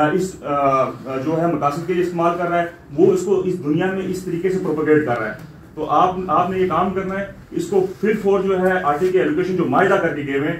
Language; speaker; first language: Urdu; non-native, local second language; Punjabi